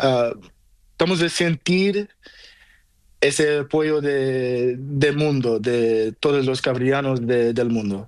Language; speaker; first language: Spanish; non-native, learner; Portuguese